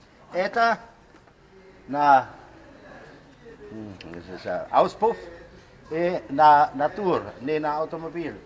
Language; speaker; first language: Russian; non-native, learner; German